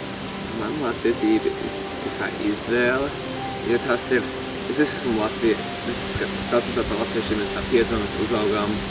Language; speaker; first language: Latvian; early bilingual, heritage; Latvian